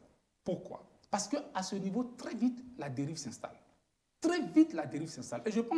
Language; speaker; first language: French; native; French